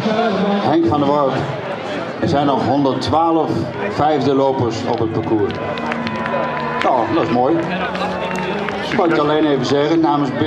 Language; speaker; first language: Dutch; native; Dutch